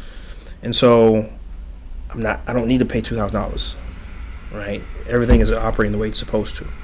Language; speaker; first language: English; early bilingual, other home language; Haitian Creole